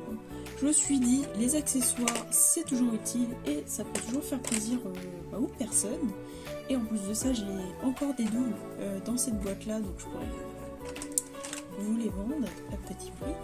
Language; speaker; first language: French; native; French